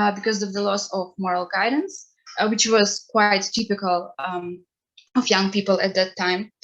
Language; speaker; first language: English; non-native, fluent; Ukrainian